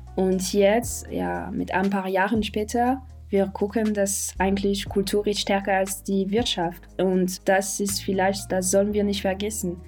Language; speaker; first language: German; non-native, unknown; French